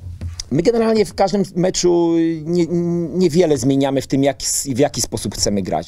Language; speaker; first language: Polish; native; Polish